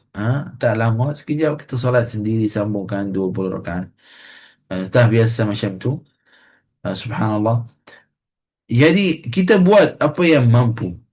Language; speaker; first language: Malay; non-native, fluent; Arabic